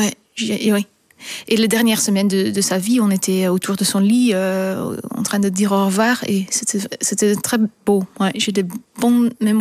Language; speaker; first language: French; non-native, fluent; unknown